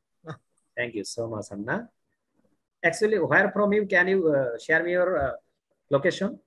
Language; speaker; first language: English; non-native, learner; Bangla